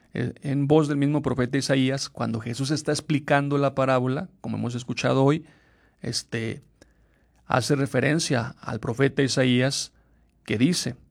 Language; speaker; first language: Spanish; native; Spanish